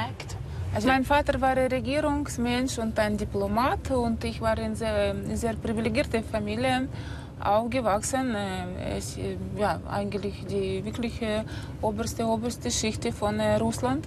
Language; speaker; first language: German; non-native, fluent; Russian